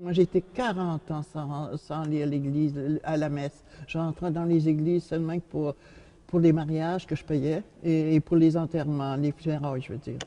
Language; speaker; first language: French; native; French